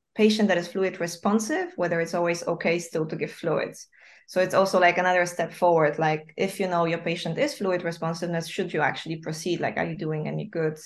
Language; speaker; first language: English; non-native, fluent; Polish